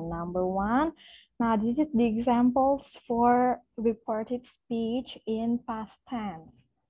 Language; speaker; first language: English; non-native, fluent; Indonesian